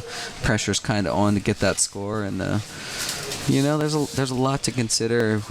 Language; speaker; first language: English; native; English